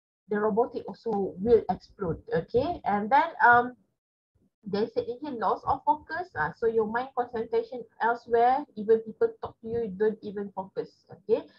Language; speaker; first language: English; non-native, local second language; Malay